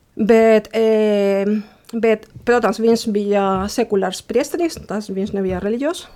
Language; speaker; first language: Latvian; native; Latvian